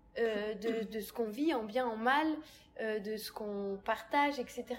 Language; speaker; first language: French; native; French